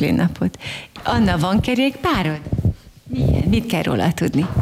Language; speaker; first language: Hungarian; native; Hungarian